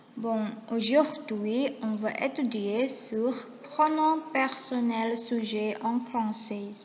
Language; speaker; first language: French; non-native, learner; Indonesian